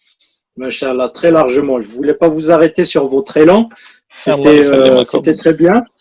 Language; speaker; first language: French; native; French